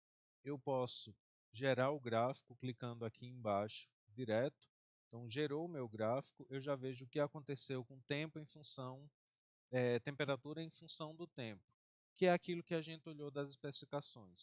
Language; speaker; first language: Portuguese; native; Portuguese